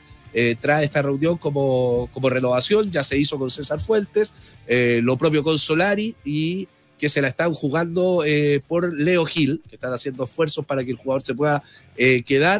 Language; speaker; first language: Spanish; native; Spanish